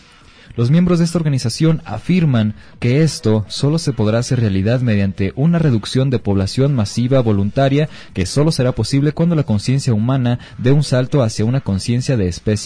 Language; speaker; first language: Spanish; native; Spanish